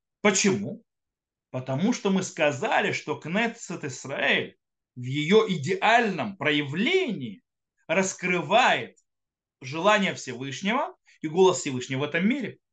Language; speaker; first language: Russian; early bilingual, heritage; Russian